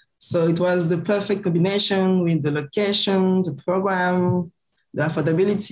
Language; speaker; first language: English; non-native, fluent; French